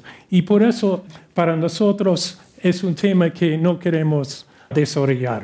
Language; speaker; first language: Spanish; non-native, fluent; English